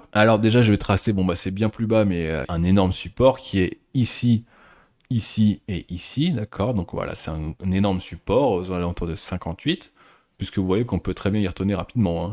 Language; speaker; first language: French; native; French